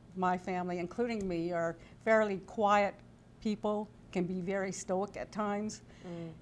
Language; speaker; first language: English; native; English